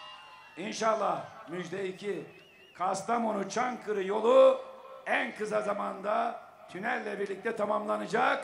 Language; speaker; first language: Turkish; native; Turkish